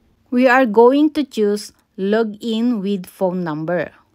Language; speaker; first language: English; non-native, local second language; Filipino